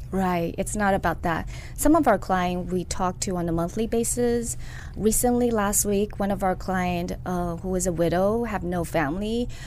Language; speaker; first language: English; early bilingual, other home language; Chinese